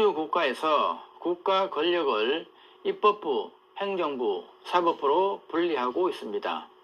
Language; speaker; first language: Korean; native; Korean